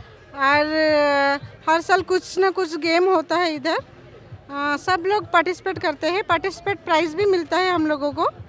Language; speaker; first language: Hindi; non-native, local second language; Odia